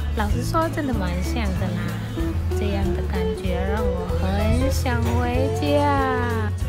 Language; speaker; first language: Chinese; non-native, fluent; Thai